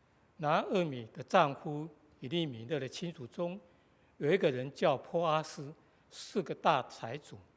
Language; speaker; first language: Chinese; native; Chinese